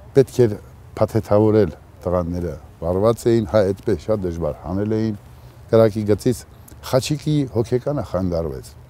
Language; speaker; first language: Armenian; native; Armenian